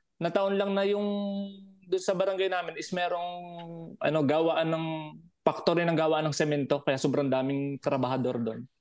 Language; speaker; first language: Filipino; native; Filipino